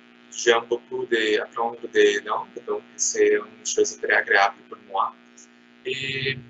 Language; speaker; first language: French; non-native, learner; Portuguese